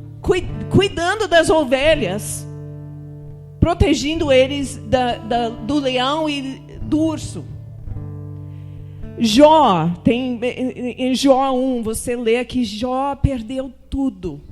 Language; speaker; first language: Portuguese; non-native, fluent; English